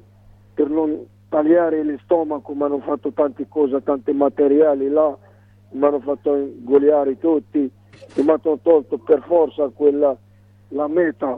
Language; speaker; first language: Italian; non-native, learner; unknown